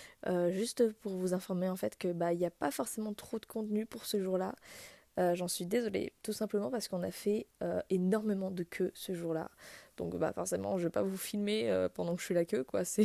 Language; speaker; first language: French; native; French